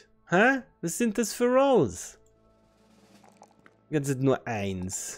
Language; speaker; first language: German; native; German